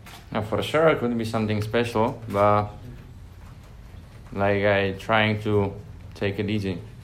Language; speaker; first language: English; non-native, fluent; Slovak